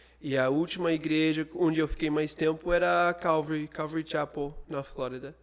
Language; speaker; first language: Portuguese; non-native, fluent; English